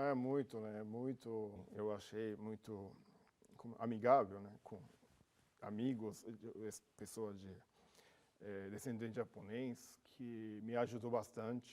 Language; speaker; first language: Portuguese; non-native, learner; Japanese